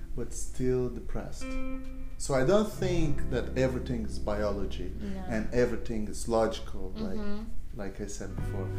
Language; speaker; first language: English; non-native, fluent; Portuguese